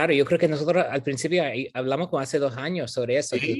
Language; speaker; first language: Spanish; non-native, fluent; English